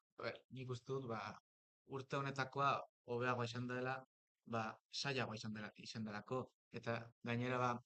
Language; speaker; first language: Basque; non-native, local second language; Spanish